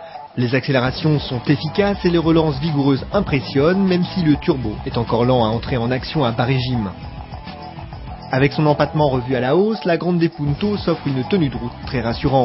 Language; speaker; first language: French; native; French